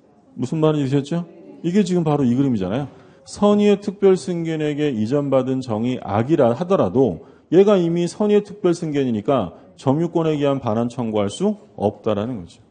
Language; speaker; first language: Korean; native; Korean